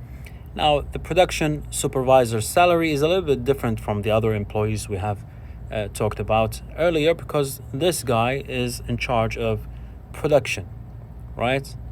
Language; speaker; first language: English; non-native, fluent; Arabic